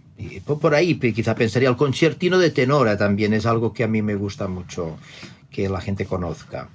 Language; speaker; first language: Spanish; non-native, local second language; Catalan